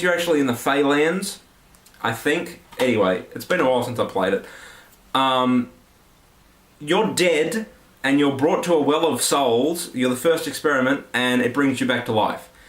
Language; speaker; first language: English; native; English